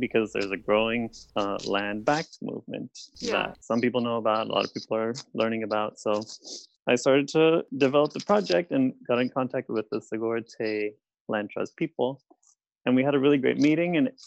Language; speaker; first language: English; native; English